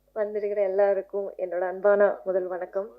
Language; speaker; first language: Tamil; non-native, learner; Malayalam